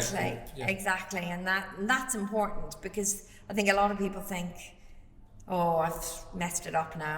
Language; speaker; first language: English; native; English